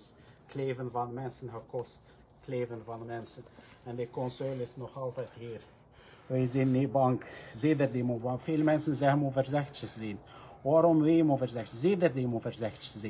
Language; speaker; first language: Dutch; non-native, learner; Arabic